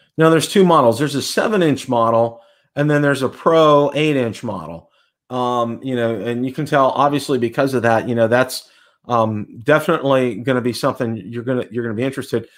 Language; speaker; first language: English; native; English